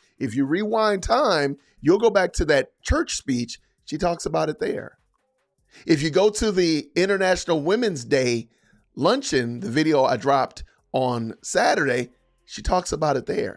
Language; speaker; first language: English; native; English